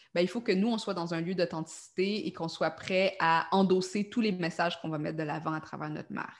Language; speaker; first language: French; native; French